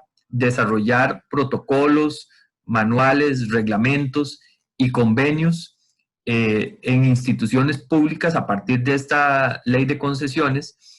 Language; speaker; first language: Spanish; native; Spanish